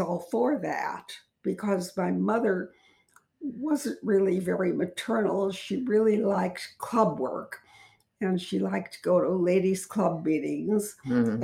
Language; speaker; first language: English; native; English